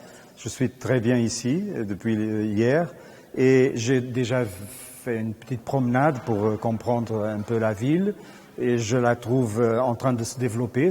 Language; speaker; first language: French; non-native, fluent; Portuguese